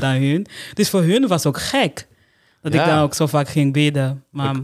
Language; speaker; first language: Dutch; non-native, fluent; Portuguese